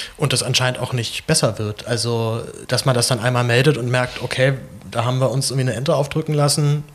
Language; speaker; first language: German; native; German